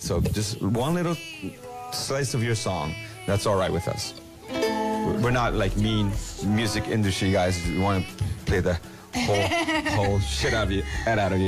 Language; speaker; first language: English; non-native, fluent; Japanese